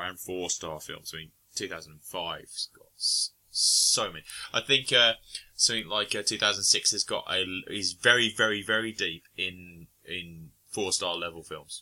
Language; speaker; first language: English; native; English